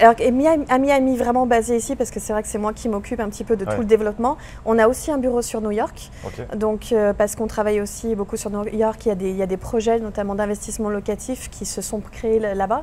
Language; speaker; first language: French; native; French